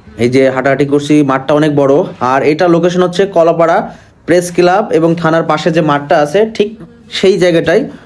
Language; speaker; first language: Bangla; native; Bangla